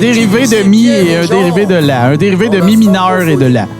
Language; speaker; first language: French; native; French